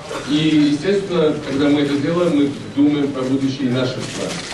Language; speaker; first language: Russian; non-native, local second language; Georgian